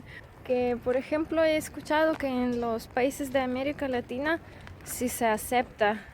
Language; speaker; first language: Spanish; non-native, fluent; Russian